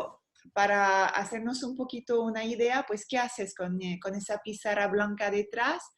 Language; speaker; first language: Spanish; non-native, fluent; French